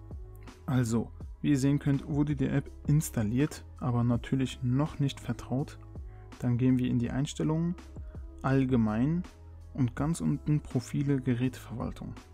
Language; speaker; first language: German; native; German